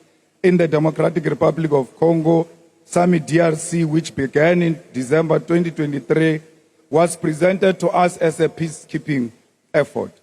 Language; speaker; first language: English; non-native, local second language; Northern Sotho